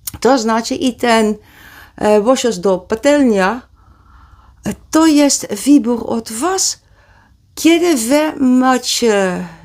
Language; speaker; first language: Polish; non-native, learner; Dutch